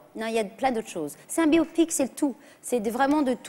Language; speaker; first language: French; early bilingual, other home language; English